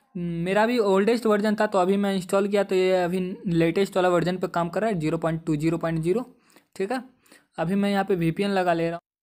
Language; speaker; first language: Hindi; native; Hindi